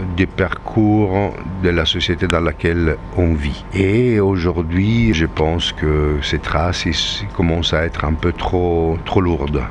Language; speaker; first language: French; non-native, fluent; Italian